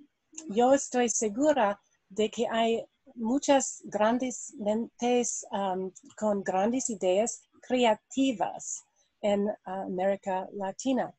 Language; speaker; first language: Spanish; non-native, learner; English